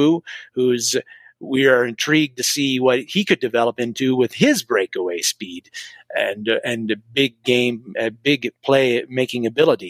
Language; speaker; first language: English; native; English